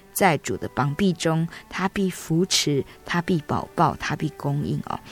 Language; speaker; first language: Chinese; native; Chinese